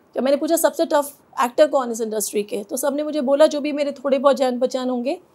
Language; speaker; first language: Hindi; native; Hindi